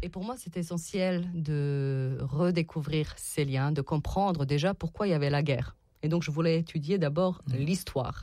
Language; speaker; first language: French; non-native, fluent; Serbian